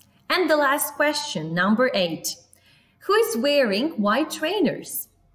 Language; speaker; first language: English; non-native, fluent; Macedonian